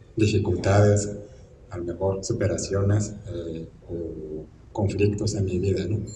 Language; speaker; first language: Spanish; non-native, fluent; Japanese